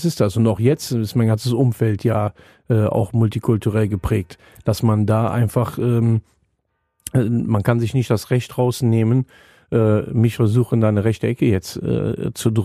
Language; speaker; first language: German; native; German